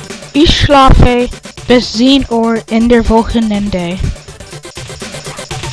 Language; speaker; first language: German; non-native, learner; English